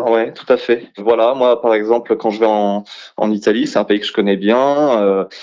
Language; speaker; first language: French; native; French